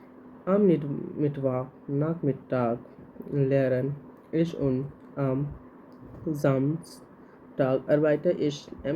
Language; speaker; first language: German; non-native, learner; Hindi